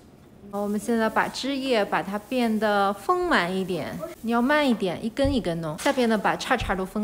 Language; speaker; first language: Chinese; native; Chinese